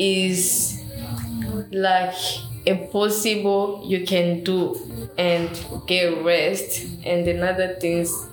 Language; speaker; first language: English; non-native, learner; Rundi